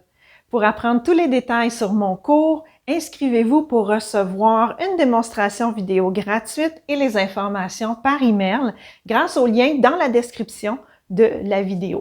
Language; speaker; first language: French; native; French